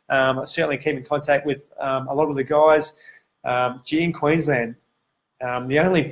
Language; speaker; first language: English; native; English